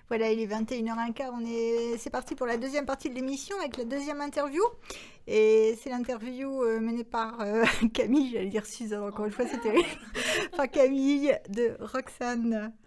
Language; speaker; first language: French; native; French